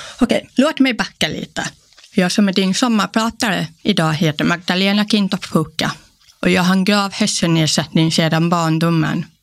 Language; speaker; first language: Swedish; early bilingual, other home language; Polish